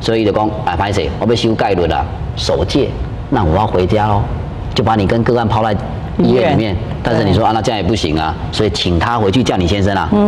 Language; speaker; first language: Chinese; native; Chinese